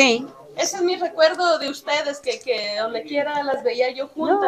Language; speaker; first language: Spanish; native; Spanish